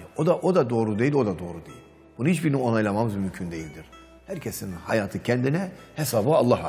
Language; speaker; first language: Turkish; native; Turkish